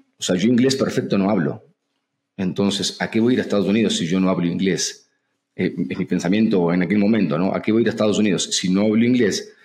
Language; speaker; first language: Spanish; native; Spanish